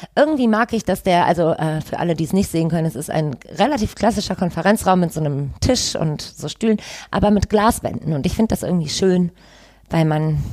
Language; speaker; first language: German; native; German